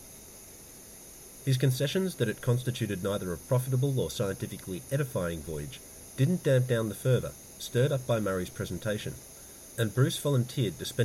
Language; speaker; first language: English; native; English